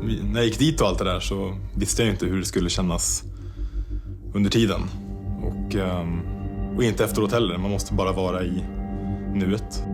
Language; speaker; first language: Swedish; native; Swedish